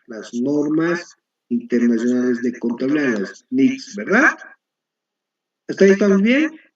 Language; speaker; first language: Spanish; native; Spanish